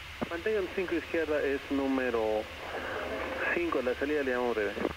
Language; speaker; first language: Spanish; native; Spanish